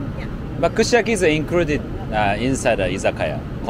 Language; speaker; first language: English; non-native, learner; Japanese